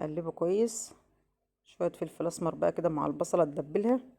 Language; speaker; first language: Arabic; native; Arabic